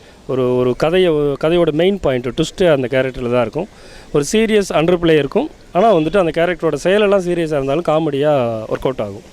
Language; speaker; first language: Tamil; native; Tamil